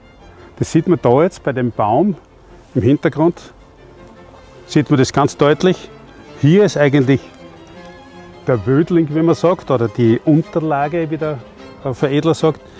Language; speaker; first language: German; native; German